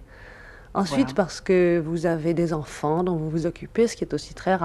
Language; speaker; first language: French; native; French